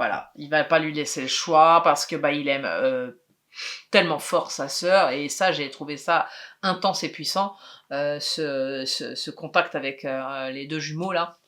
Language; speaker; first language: French; native; French